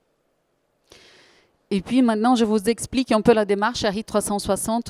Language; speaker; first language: French; native; French